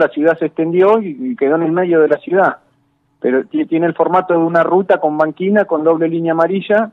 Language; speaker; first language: Spanish; native; Spanish